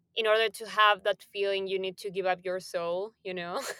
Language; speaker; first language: English; non-native, fluent; Spanish